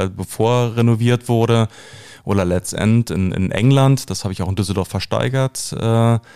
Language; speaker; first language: German; native; German